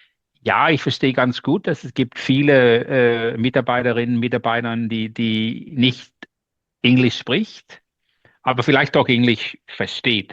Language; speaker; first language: German; non-native, learner; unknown